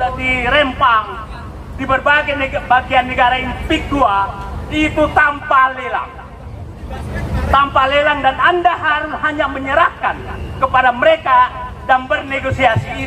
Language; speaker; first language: Indonesian; native; Indonesian